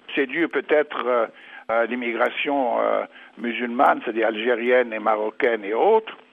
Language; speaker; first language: French; non-native, fluent; English